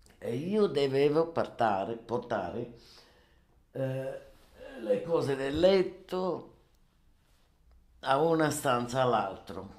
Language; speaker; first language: Italian; non-native, learner; German